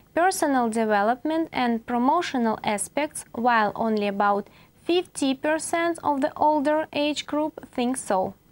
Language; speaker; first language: English; non-native, fluent; Russian